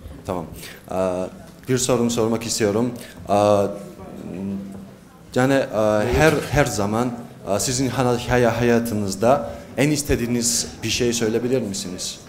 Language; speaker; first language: Turkish; non-native, learner; Georgian